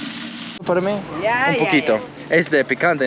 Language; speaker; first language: Spanish; non-native, learner; English